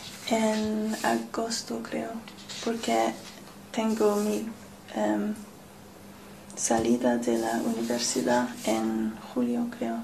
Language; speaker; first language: Spanish; non-native, learner; English